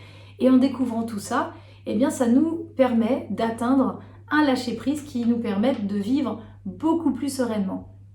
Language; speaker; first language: French; native; French